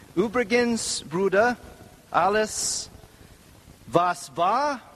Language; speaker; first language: English; native; English